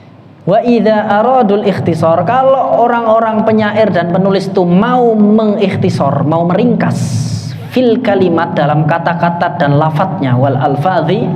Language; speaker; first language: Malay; non-native, local second language; Javanese